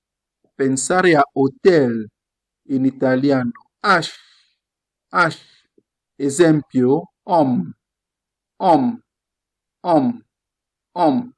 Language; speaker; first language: Italian; non-native, fluent; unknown